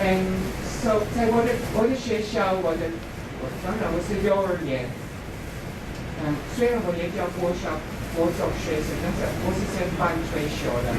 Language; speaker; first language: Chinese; non-native, fluent; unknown